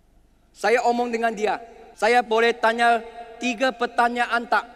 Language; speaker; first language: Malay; non-native, learner; Chinese